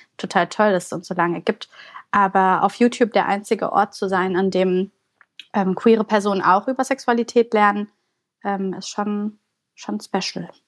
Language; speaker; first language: German; early bilingual, other home language; Bulgarian